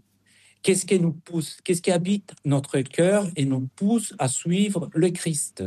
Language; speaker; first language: French; non-native, fluent; Spanish